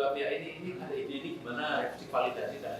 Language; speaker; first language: Indonesian; native; Indonesian